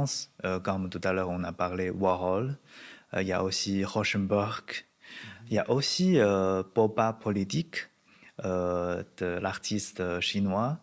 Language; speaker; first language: French; non-native, learner; Chinese